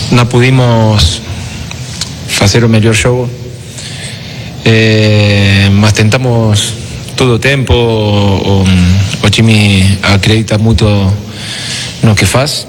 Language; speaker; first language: Portuguese; non-native, learner; Spanish